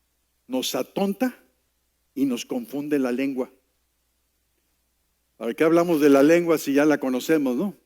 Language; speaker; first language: Spanish; native; Spanish